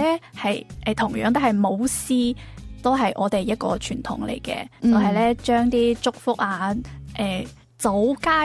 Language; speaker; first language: Cantonese; native; Cantonese